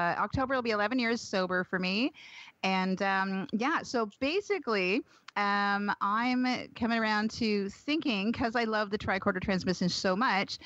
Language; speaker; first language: English; native; English